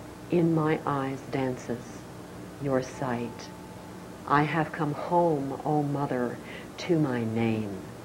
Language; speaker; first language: English; native; English